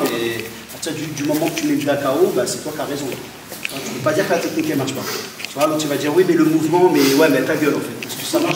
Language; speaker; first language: French; native; French